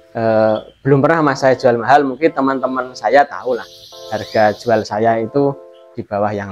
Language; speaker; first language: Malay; non-native, local second language; Javanese